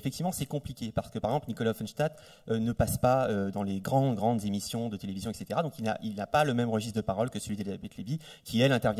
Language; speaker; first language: French; native; French